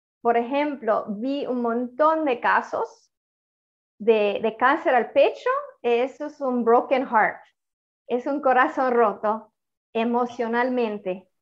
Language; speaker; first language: Spanish; non-native, fluent; Italian